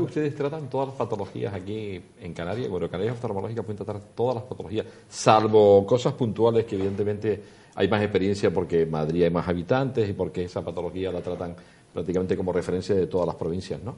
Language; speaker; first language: Spanish; native; Spanish